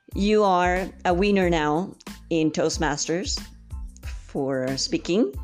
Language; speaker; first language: English; non-native, fluent; Spanish